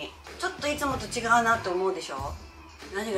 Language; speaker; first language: Japanese; native; Japanese